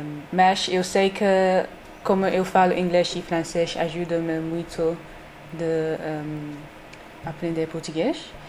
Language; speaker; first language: Portuguese; non-native, learner; English